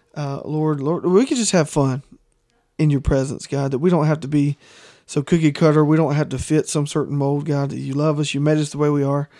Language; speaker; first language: English; native; English